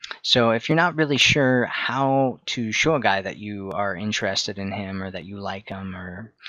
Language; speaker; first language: English; native; English